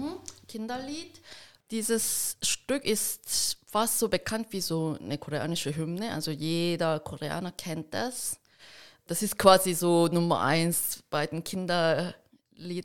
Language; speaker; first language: German; early bilingual, heritage; Korean